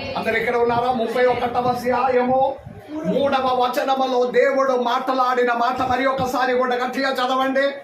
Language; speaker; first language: Telugu; non-native, local second language; Malayalam